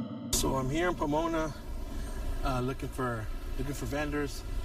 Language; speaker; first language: English; early bilingual, other home language; Spanish